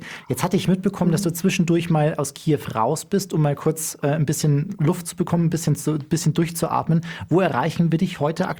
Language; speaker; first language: German; native; German